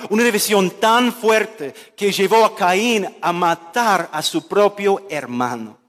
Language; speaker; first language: Spanish; non-native, fluent; English